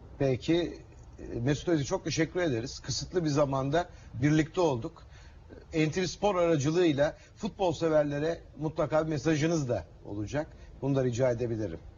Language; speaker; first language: Turkish; native; Turkish